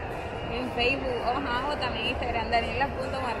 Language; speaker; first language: Spanish; native; Spanish